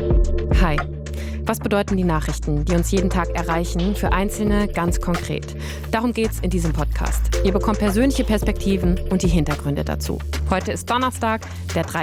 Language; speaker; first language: German; native; German